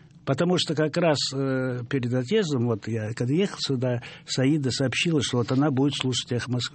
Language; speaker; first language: Russian; native; Russian